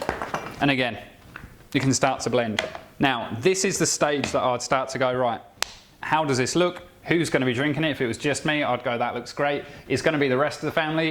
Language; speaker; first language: English; native; English